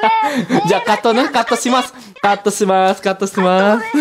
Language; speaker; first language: Japanese; non-native, learner; Indonesian